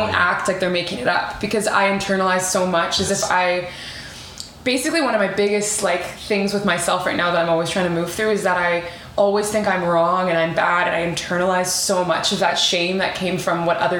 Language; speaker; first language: English; native; English